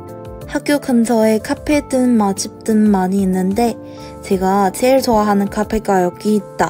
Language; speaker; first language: Korean; non-native, learner; Chinese